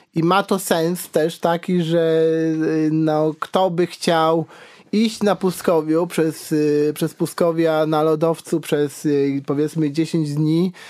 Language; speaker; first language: Polish; native; Polish